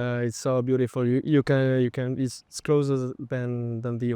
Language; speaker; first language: English; non-native, fluent; French